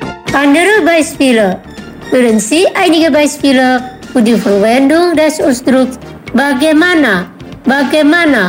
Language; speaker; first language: German; non-native, learner; Indonesian